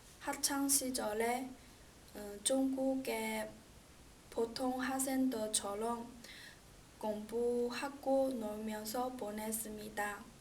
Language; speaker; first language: Korean; non-native, learner; Chinese